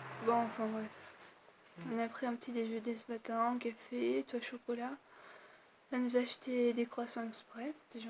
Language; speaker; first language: French; native; French